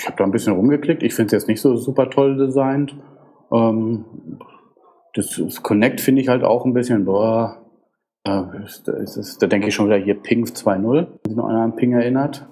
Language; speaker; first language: German; native; German